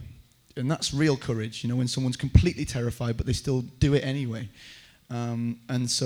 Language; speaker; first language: English; native; English